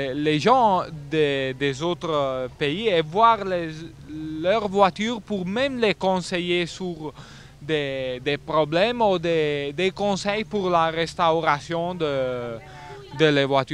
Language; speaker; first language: French; non-native, fluent; Italian